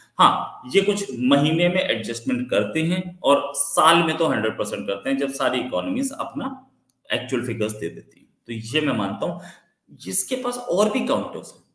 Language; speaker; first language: Hindi; native; Hindi